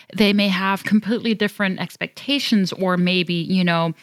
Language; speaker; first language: English; non-native, fluent; German